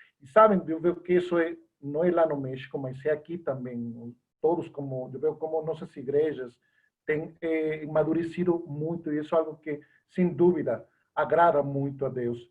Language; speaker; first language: Portuguese; non-native, fluent; Spanish